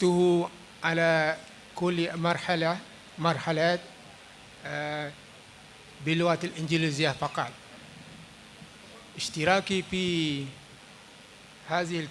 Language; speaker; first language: Arabic; non-native, fluent; Malay